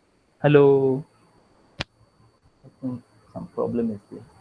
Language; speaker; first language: English; non-native, local second language; Bangla